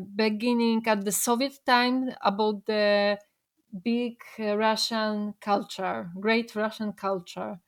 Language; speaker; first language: English; non-native, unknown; Polish